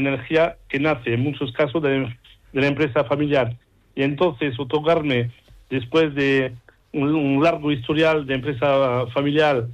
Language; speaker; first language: Spanish; non-native, fluent; French